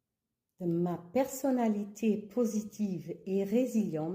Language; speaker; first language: French; early bilingual, other home language; Kabuverdianu